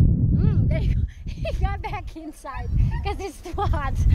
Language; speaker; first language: English; non-native, fluent; Indonesian